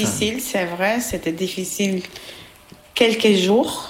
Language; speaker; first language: French; non-native, learner; Albanian